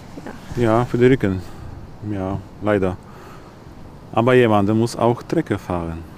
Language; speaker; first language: German; non-native, learner; Polish